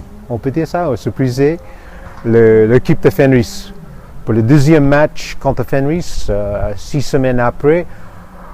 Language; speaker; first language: French; non-native, fluent; English